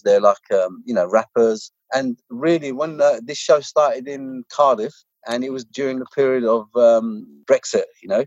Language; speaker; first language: English; non-native, local second language; Arabic